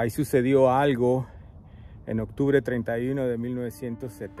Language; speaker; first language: Spanish; native; Spanish